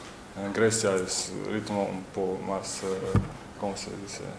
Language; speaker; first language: Spanish; non-native, learner; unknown